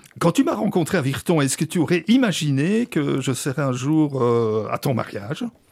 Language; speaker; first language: French; native; French